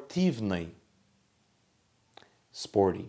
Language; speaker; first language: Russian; non-native, fluent; English